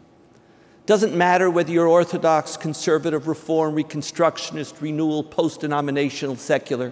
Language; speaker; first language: English; native; English